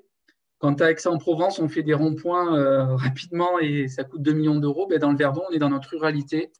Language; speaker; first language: French; native; French